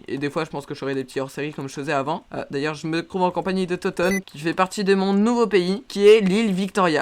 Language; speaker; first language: French; native; French